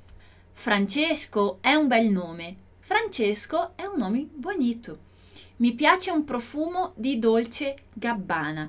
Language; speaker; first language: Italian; non-native, fluent; Portuguese